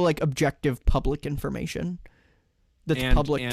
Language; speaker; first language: English; native; English